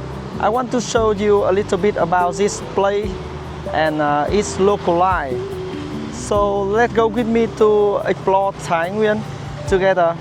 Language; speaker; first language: English; non-native, fluent; Vietnamese